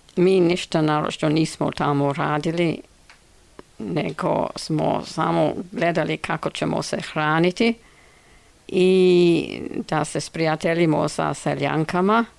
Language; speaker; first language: Serbian; non-native, fluent; English